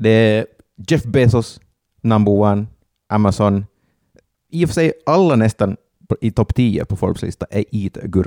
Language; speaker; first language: Swedish; native; Swedish